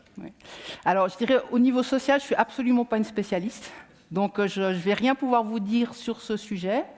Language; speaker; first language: French; native; French